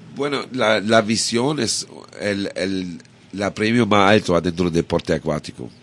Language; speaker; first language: Spanish; non-native, learner; German